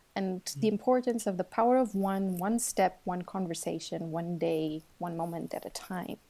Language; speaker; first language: English; non-native, fluent; Portuguese